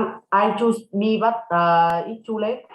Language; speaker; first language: English; non-native, learner; Vietnamese